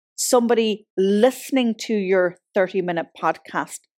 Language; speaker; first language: English; native; English